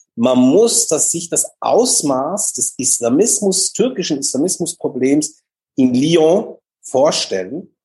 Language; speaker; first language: German; native; German